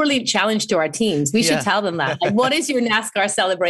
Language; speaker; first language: English; native; English